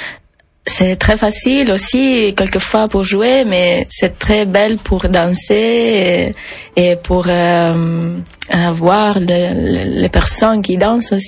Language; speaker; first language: French; non-native, learner; Italian